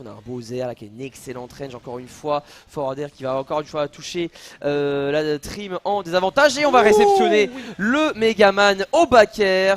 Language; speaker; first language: French; native; French